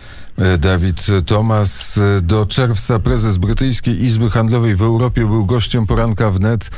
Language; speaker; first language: Polish; native; Polish